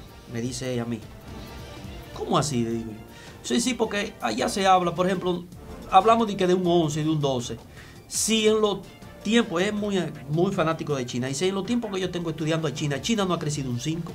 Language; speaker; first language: Spanish; native; Spanish